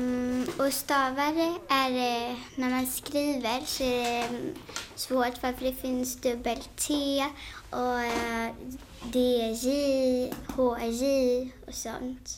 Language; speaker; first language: Swedish; early bilingual, heritage; Swedish